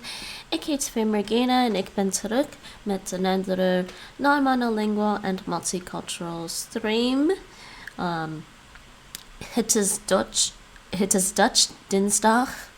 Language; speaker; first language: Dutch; non-native, learner; English